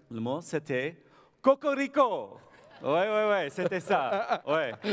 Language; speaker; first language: French; non-native, learner; English